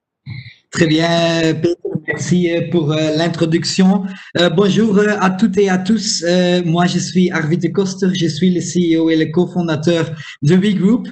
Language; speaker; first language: French; non-native, local second language; Dutch